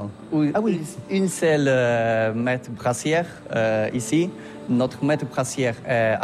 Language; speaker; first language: French; non-native, learner; Polish